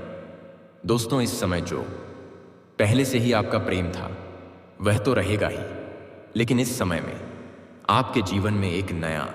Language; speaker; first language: Hindi; native; Hindi